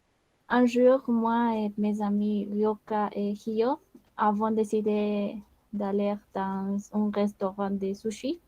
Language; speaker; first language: French; non-native, learner; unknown